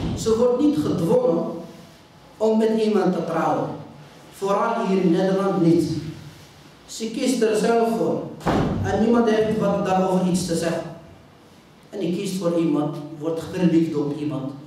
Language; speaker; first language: Dutch; non-native, fluent; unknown